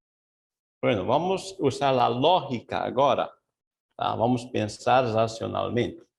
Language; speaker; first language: Spanish; non-native, fluent; Portuguese